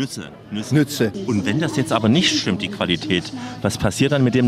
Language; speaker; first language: German; native; German